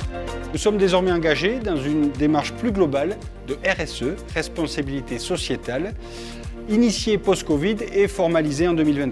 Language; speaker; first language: French; native; French